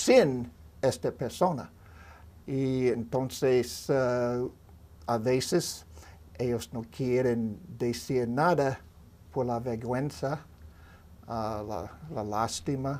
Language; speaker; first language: Spanish; non-native, learner; English